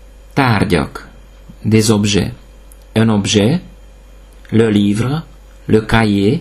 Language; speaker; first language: French; non-native, fluent; Hungarian